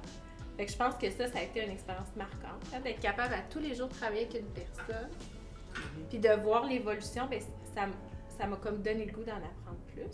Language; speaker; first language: French; native; French